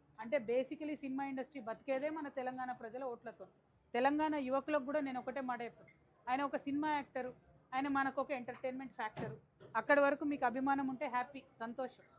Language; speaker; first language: Telugu; native; Telugu